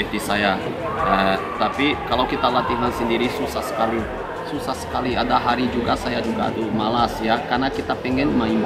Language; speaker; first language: Indonesian; non-native, fluent; Portuguese